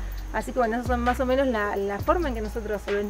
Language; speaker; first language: Spanish; native; Spanish